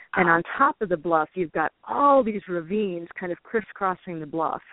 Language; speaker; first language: English; native; English